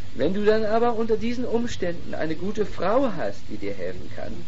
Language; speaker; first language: German; native; German